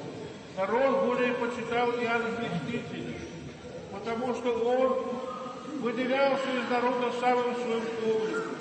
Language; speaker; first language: Russian; native; Russian